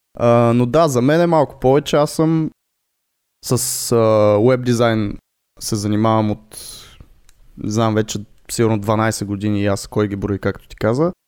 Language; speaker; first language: Bulgarian; native; Bulgarian